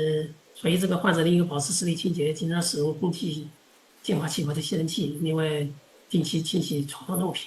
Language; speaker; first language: Chinese; non-native, local second language; Indonesian